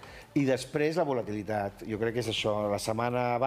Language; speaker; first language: Catalan; native; Catalan